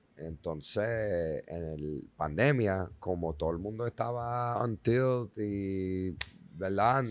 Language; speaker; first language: Spanish; non-native, fluent; Dutch